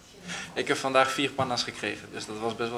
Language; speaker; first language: Dutch; native; Dutch